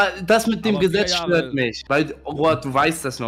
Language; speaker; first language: German; early bilingual, other home language; Turkish